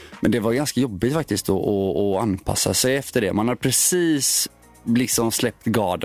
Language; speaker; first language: Swedish; native; Swedish